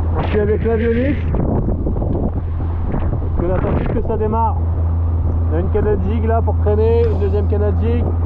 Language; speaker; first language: French; native; French